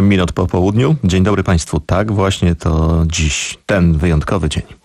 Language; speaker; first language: Polish; native; Polish